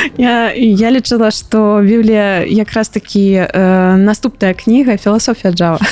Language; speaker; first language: Belarusian; non-native, local second language; Russian